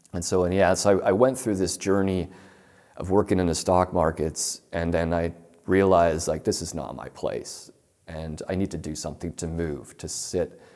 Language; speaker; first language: English; native; English